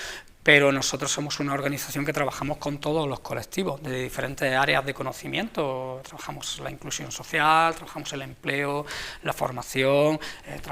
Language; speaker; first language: Spanish; native; Spanish